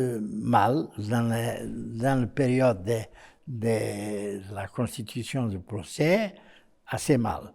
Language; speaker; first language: French; non-native, fluent; Portuguese